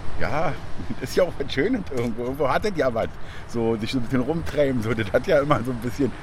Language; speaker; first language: German; native; German